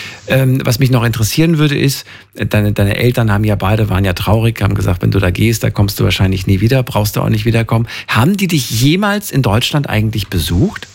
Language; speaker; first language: German; native; German